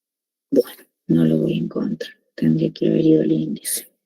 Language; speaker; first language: Spanish; native; Spanish